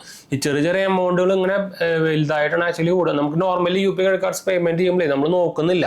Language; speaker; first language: Malayalam; native; Malayalam